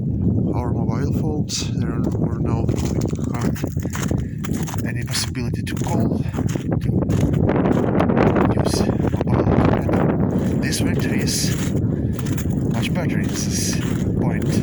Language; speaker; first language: English; non-native, learner; Ukrainian